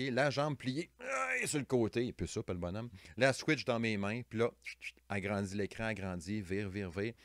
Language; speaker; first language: French; native; French